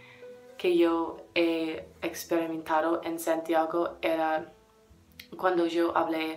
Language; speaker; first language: Spanish; non-native, learner; English